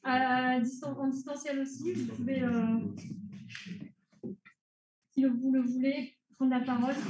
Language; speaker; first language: French; native; French